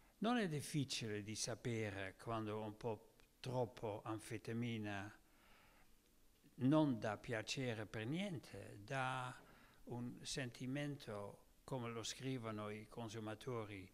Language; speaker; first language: Italian; non-native, learner; Dutch